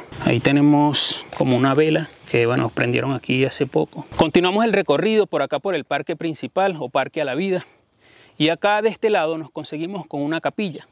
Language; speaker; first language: Spanish; native; Spanish